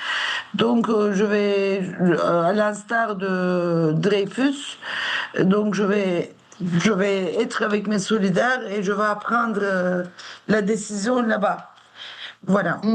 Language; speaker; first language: French; non-native, fluent; Turkish